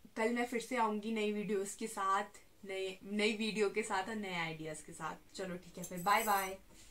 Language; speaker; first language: Hindi; native; Hindi